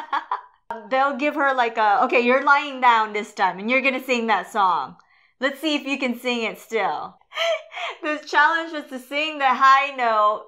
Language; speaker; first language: English; non-native, local second language; Filipino